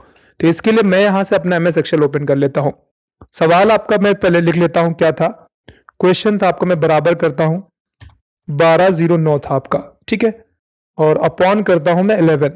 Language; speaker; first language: Hindi; native; Hindi